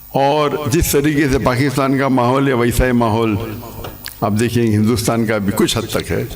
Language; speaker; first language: Urdu; non-native, local second language; English